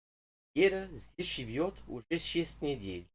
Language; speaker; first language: Russian; non-native, learner; English